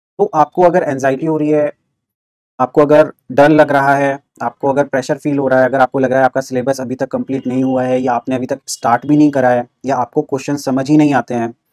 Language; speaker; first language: Hindi; native; Hindi